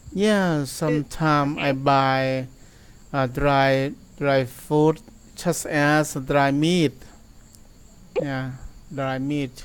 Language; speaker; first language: English; non-native, learner; Thai